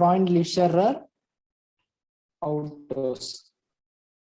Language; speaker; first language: German; non-native, learner; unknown